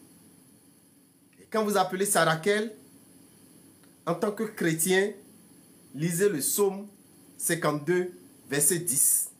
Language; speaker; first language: French; non-native, local second language; Fon